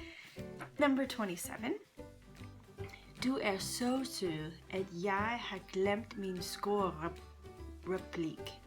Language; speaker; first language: Danish; non-native, learner; English